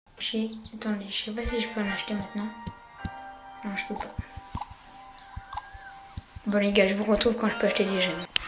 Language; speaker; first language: French; native; French